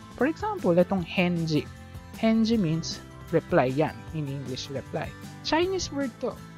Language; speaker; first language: English; non-native, local second language; Filipino